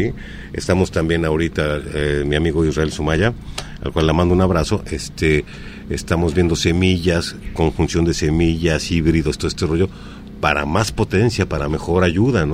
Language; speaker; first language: Spanish; native; Spanish